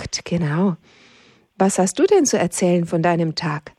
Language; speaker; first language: German; native; German